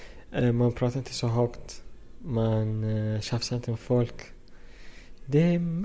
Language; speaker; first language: Swedish; non-native, fluent; Arabic